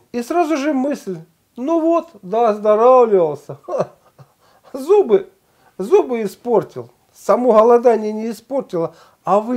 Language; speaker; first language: Russian; native; Russian